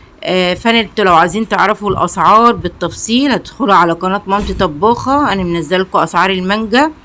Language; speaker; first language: Arabic; native; Arabic